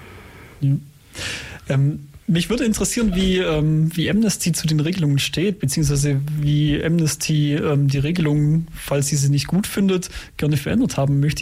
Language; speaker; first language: German; native; German